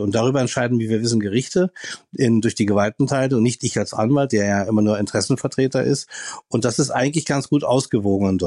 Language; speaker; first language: German; native; German